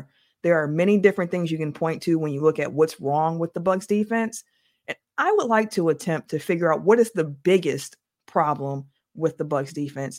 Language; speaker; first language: English; native; English